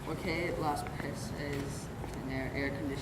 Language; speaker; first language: Spanish; non-native, learner; English